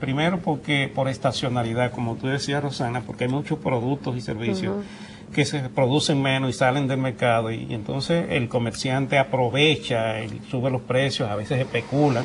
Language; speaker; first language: Spanish; native; Spanish